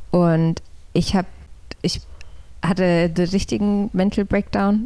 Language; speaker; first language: German; early bilingual, other home language; Polish